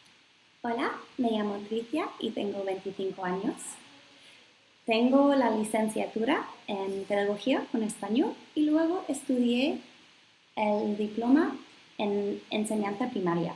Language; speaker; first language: Spanish; non-native, fluent; English